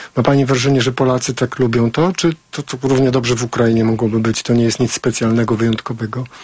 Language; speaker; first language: Polish; native; Polish